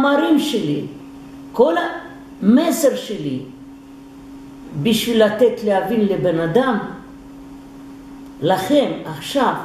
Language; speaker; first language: Hebrew; non-native, fluent; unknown